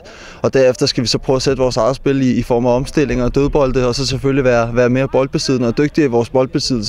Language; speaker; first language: Danish; native; Danish